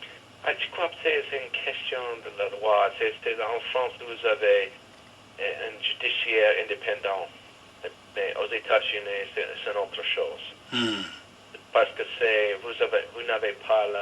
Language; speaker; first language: French; non-native, learner; English